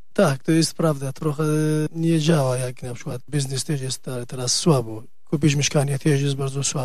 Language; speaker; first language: Polish; non-native, learner; Kurdish